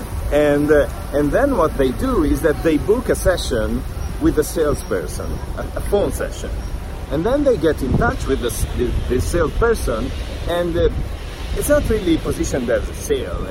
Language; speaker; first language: English; non-native, fluent; Italian